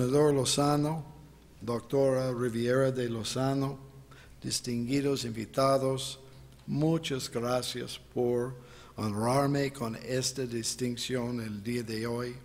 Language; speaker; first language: Spanish; non-native, fluent; English